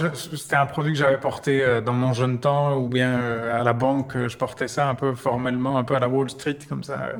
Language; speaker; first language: French; native; French